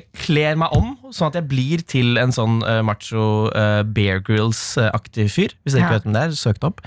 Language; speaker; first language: Norwegian; native; Norwegian